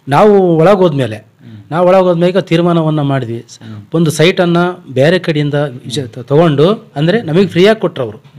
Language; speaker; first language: Kannada; native; Kannada